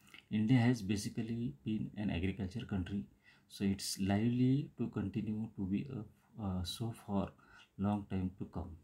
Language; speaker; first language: English; non-native, local second language; Marathi